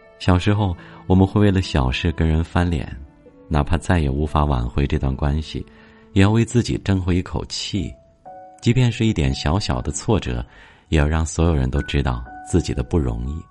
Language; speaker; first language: Chinese; native; Chinese